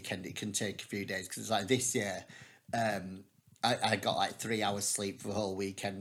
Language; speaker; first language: English; native; English